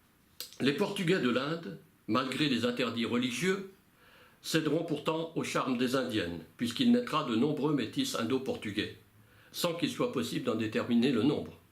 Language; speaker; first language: French; native; French